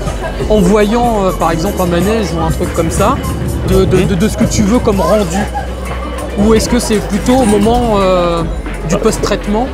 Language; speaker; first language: French; native; French